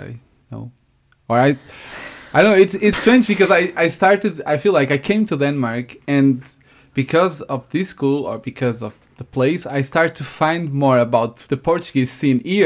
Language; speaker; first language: English; non-native, fluent; Portuguese